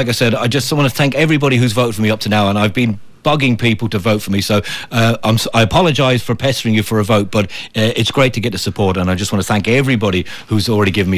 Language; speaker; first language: English; native; English